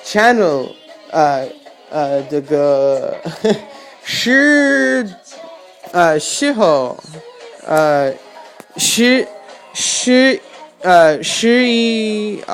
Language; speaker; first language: Chinese; non-native, learner; English